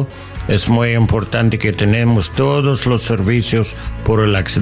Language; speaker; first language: Spanish; non-native, learner; English